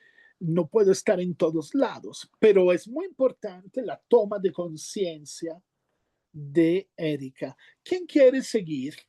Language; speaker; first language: Spanish; non-native, fluent; Italian